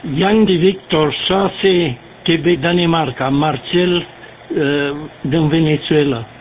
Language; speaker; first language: Romanian; native; Romanian